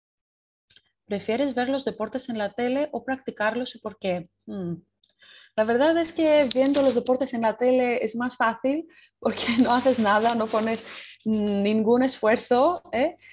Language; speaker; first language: Spanish; non-native, fluent; Greek